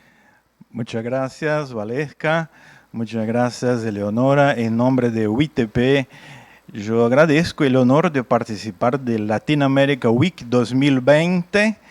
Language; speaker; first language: Spanish; non-native, fluent; Portuguese